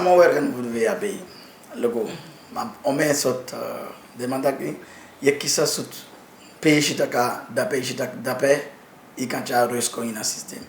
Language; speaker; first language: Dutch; non-native, learner; Haitian Creole